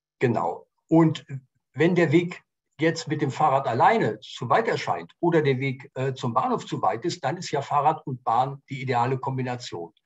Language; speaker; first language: German; native; German